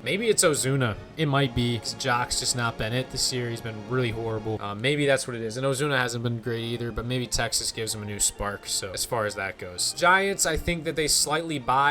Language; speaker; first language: English; native; English